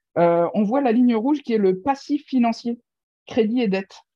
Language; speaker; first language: French; native; French